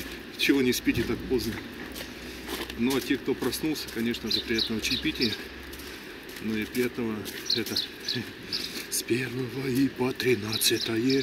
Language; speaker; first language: Russian; native; Russian